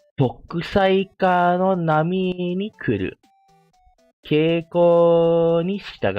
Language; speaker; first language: Japanese; non-native, fluent; Malay